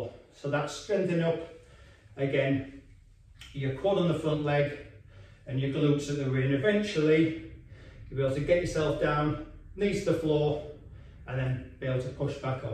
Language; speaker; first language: English; native; English